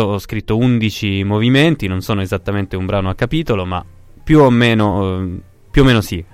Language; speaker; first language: Italian; native; Italian